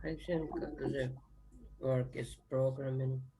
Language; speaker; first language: English; non-native, learner; Ukrainian